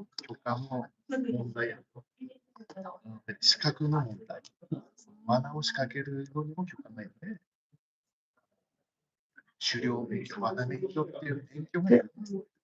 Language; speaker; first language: Japanese; native; Japanese